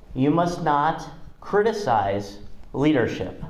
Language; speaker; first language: English; non-native, fluent; Russian